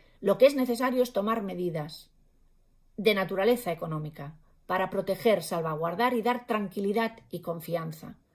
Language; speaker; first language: Spanish; non-native, local second language; Catalan